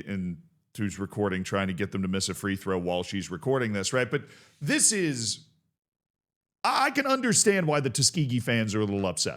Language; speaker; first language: English; native; English